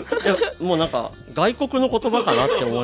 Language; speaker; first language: Japanese; native; Japanese